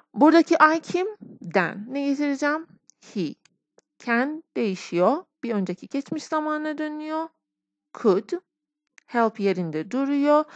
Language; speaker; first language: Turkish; non-native, fluent; Persian